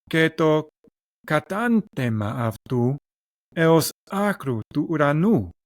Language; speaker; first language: Greek; non-native, learner; English